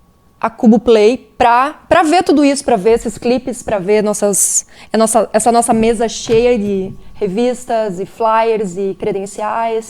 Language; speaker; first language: Portuguese; native; Portuguese